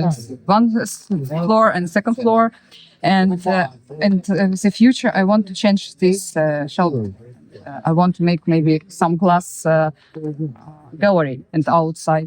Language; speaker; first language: English; non-native, learner; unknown